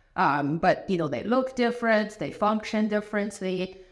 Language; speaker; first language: English; non-native, fluent; Chinese